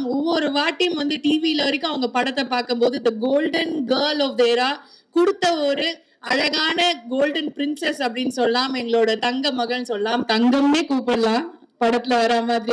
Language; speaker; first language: Tamil; native; Tamil